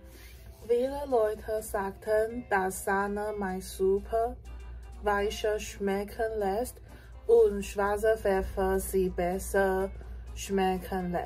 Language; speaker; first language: German; non-native, learner; Chinese